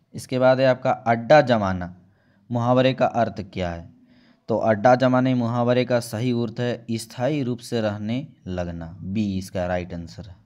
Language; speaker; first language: Hindi; native; Hindi